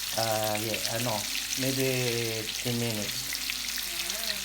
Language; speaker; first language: English; non-native, learner; Filipino